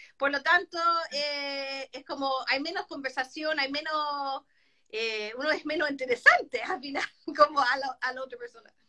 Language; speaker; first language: Spanish; non-native, fluent; English